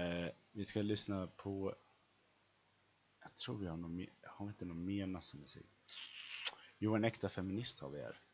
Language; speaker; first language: Swedish; native; Swedish